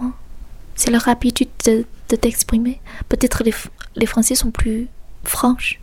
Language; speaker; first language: French; non-native, fluent; Chinese